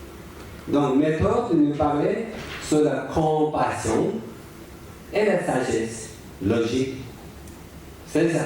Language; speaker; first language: French; non-native, learner; Tibetan